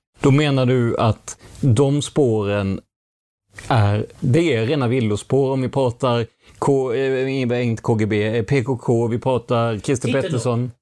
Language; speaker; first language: Swedish; native; Swedish